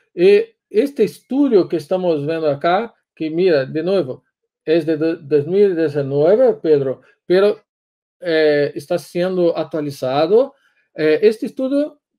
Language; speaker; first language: Portuguese; native; Portuguese